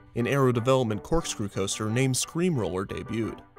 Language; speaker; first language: English; native; English